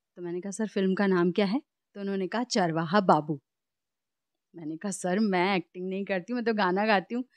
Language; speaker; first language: Hindi; native; Hindi